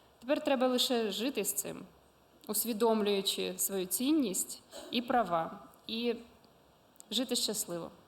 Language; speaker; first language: Ukrainian; non-native, local second language; Russian